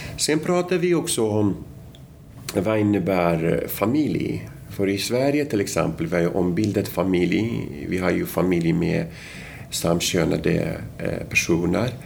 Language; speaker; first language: Swedish; non-native, fluent; Arabic